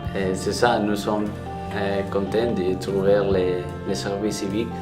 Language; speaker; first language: French; non-native, learner; Spanish